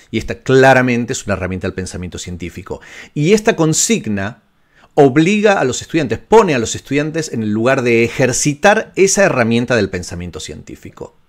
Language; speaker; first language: Spanish; native; Spanish